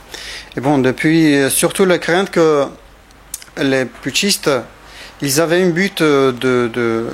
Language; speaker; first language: French; non-native, fluent; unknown